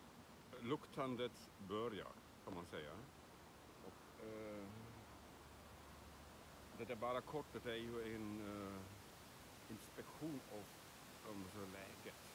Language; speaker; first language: Swedish; non-native, fluent; German